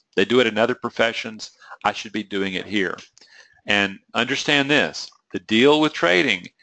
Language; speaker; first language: English; native; English